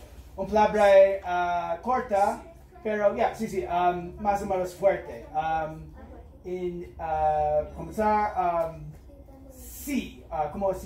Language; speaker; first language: Spanish; non-native, learner; English